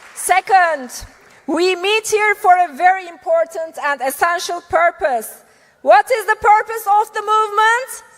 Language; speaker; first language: English; non-native, fluent; Turkish